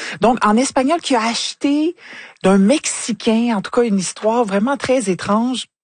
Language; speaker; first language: French; native; French